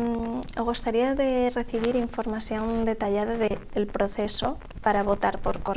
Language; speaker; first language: Portuguese; non-native, learner; Spanish